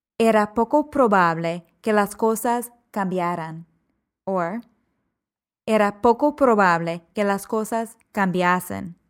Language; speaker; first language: Spanish; non-native, fluent; English